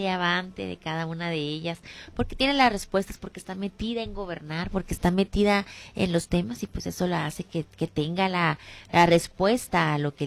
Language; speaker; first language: Spanish; native; Spanish